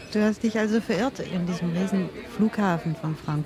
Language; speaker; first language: German; native; German